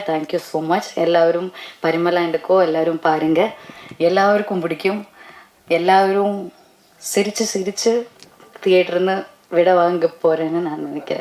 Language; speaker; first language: Tamil; non-native, learner; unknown